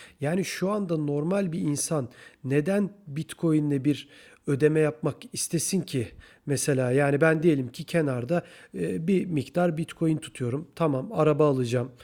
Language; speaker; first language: Turkish; native; Turkish